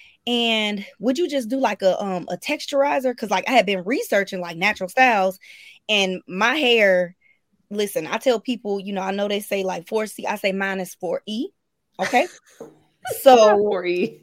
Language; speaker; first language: English; native; English